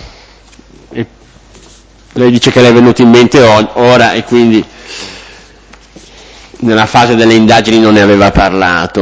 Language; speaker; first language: Italian; native; Italian